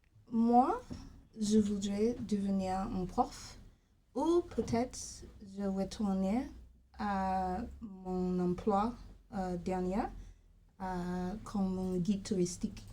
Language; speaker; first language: French; non-native, learner; English